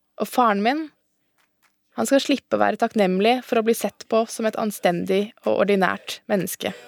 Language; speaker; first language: Norwegian; early bilingual, other home language; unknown